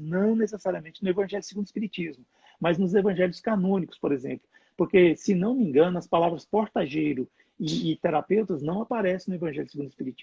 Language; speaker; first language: Portuguese; native; Portuguese